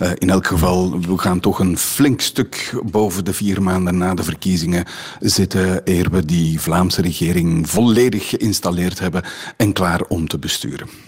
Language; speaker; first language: Dutch; native; Dutch